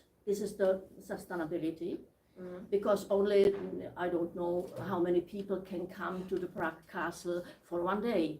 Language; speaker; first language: English; non-native, learner; Czech